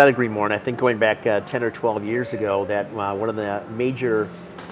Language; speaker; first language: English; native; English